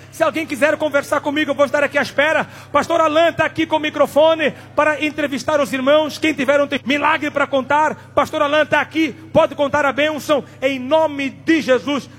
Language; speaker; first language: Portuguese; non-native, local second language; Tsonga